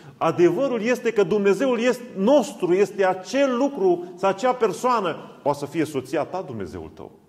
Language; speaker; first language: Romanian; non-native, local second language; Hungarian